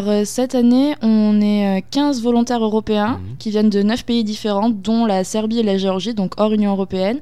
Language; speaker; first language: French; native; French